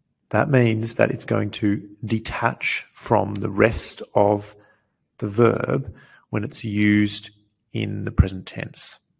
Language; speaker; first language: English; native; English